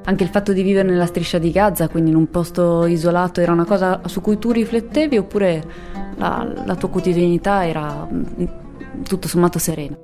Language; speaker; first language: Italian; native; Italian